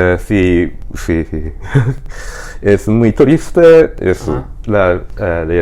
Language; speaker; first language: Spanish; non-native, learner; Japanese